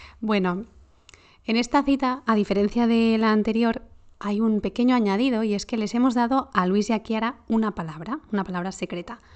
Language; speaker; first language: Spanish; native; Spanish